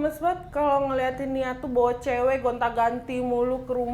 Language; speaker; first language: Indonesian; native; Indonesian